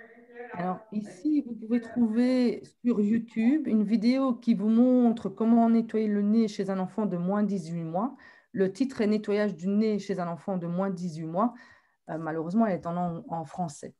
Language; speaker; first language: French; native; French